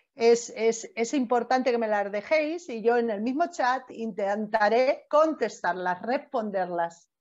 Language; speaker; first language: Spanish; native; Spanish